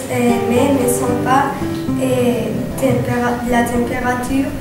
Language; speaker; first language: French; non-native, learner; Spanish